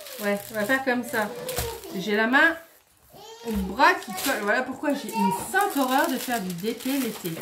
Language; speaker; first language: French; native; French